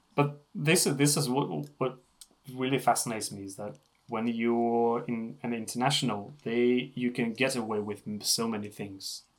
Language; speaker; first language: English; non-native, fluent; Russian